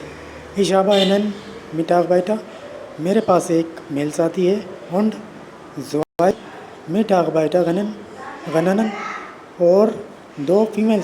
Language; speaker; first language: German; non-native, learner; Urdu